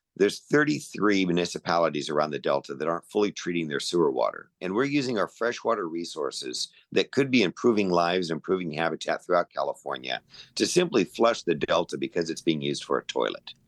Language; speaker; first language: English; native; English